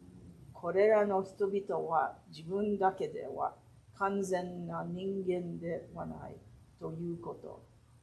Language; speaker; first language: Japanese; early bilingual, heritage; Japanese